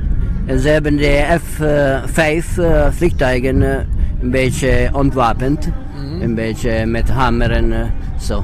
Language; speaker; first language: Dutch; non-native, learner; Italian